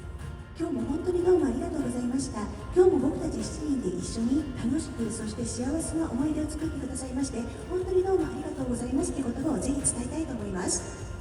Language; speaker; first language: Japanese; native; Japanese